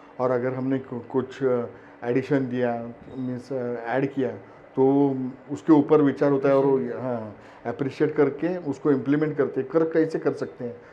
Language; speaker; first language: Hindi; non-native, local second language; Marathi